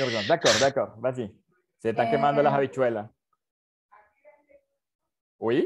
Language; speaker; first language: French; non-native, fluent; Spanish